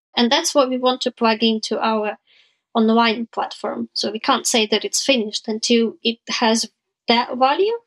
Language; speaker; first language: English; non-native, fluent; Ukrainian